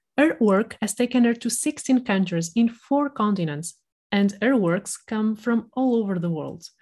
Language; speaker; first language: English; non-native, fluent; Spanish